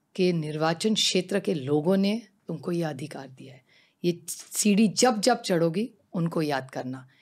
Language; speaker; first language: Hindi; non-native, local second language; Marathi